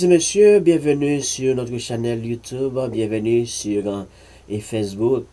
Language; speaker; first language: French; non-native, learner; Haitian Creole